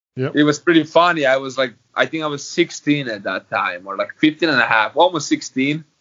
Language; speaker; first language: English; non-native, fluent; Croatian